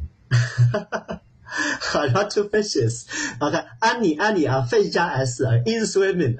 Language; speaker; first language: English; non-native, fluent; Chinese